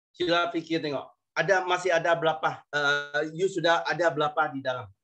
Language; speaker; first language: Malay; non-native, local second language; Chinese